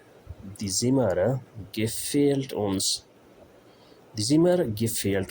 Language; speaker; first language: German; non-native, learner; Urdu